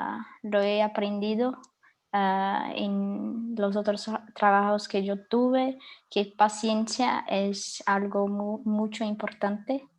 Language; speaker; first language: Spanish; non-native, learner; Portuguese